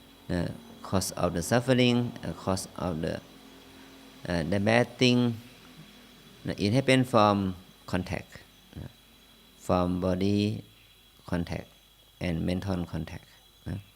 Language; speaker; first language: English; non-native, learner; Thai